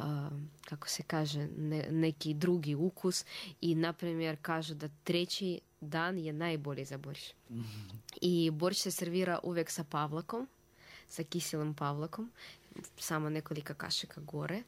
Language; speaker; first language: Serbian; non-native, fluent; Russian